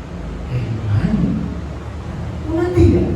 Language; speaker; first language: Spanish; native; Spanish